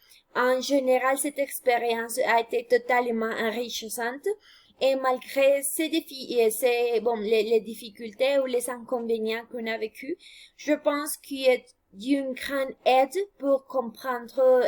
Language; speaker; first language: French; non-native, fluent; Spanish